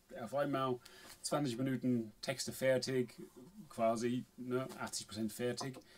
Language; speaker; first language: German; non-native, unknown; English